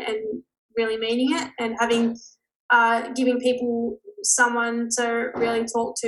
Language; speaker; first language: English; native; English